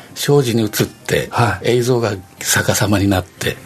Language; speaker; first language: Japanese; native; Japanese